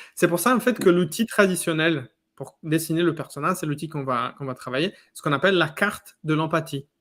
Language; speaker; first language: French; non-native, fluent; Portuguese